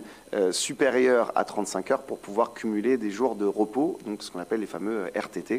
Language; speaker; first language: French; native; French